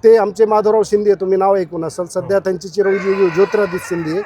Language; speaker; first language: Marathi; non-native, fluent; Hindi